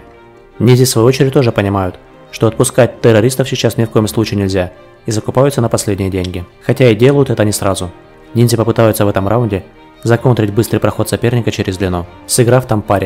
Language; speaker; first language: Russian; native; Russian